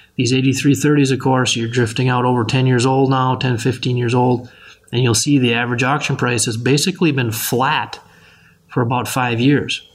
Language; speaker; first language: English; native; English